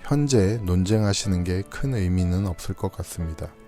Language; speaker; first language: Korean; native; Korean